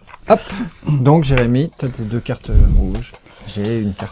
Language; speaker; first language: French; native; French